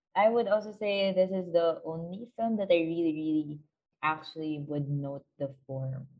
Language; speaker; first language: English; non-native, local second language; Filipino